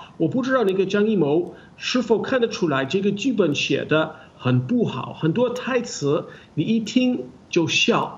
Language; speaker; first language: Chinese; non-native, fluent; English